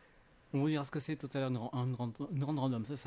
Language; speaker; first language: French; native; French